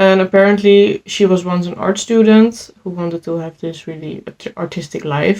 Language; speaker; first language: English; non-native, fluent; Dutch